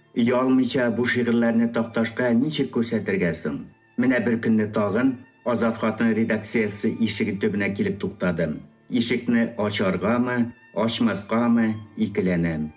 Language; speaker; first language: Tatar; early bilingual, heritage; Tatar